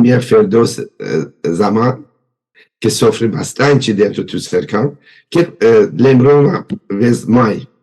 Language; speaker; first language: Portuguese; non-native, learner; Persian